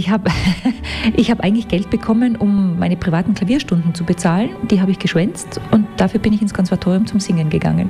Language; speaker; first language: German; native; German